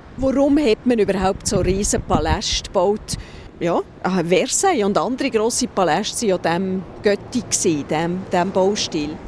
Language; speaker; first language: German; native; German